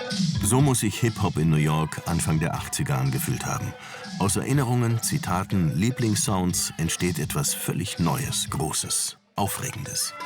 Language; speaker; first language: German; native; German